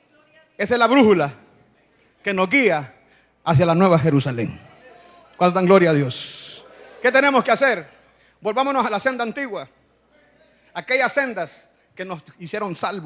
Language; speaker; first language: Spanish; native; Spanish